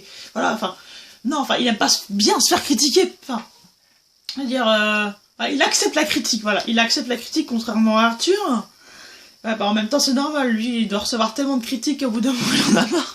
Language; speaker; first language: French; native; French